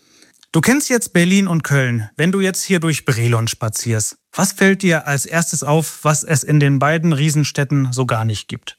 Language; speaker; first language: German; native; German